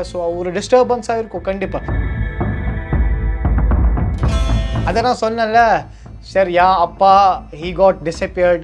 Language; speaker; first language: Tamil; non-native, learner; Kashmiri